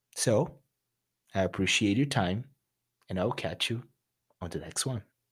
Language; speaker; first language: English; non-native, fluent; Portuguese